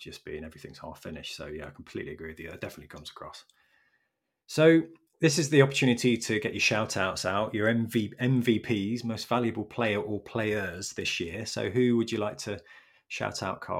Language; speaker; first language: English; native; English